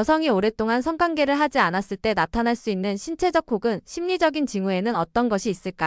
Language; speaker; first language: Korean; native; Korean